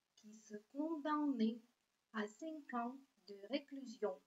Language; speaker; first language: French; non-native, fluent; Russian